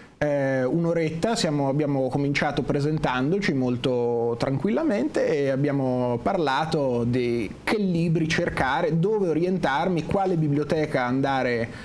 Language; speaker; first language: Italian; native; Italian